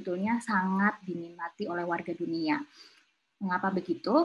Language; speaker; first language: Indonesian; native; Indonesian